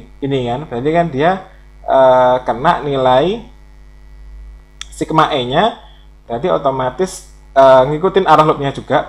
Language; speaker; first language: Indonesian; native; Indonesian